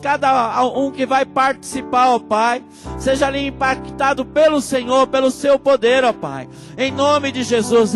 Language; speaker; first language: Portuguese; native; Portuguese